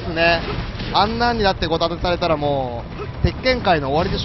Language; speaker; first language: Japanese; native; Japanese